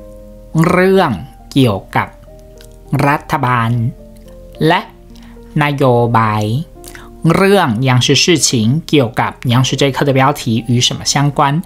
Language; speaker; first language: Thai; non-native, fluent; Chinese